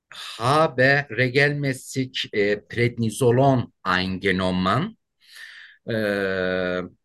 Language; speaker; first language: German; non-native, learner; Turkish